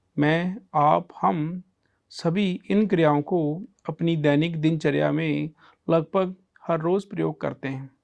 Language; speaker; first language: Hindi; non-native, local second language; Punjabi